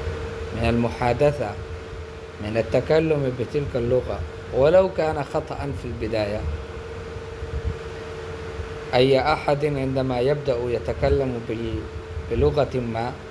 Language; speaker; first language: Arabic; non-native, fluent; Urdu